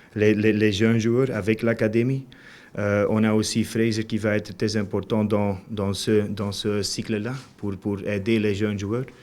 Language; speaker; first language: French; non-native, learner; Dutch